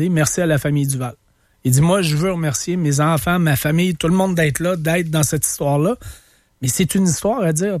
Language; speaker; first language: French; native; French